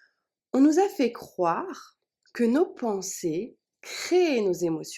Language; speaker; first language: French; native; French